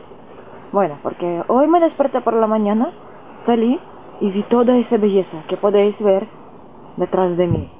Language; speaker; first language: Spanish; non-native, fluent; Russian